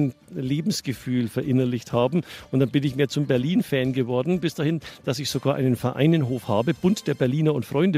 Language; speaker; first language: German; native; German